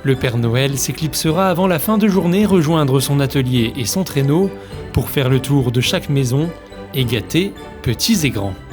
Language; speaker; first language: French; native; French